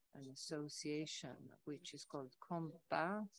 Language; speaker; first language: English; non-native, fluent; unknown